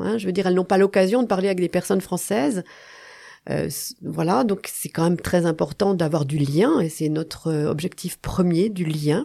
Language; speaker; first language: French; native; French